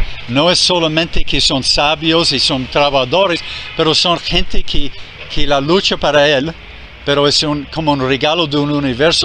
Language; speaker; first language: Spanish; non-native, fluent; English